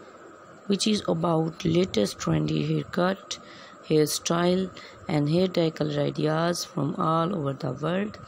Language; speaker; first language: English; non-native, learner; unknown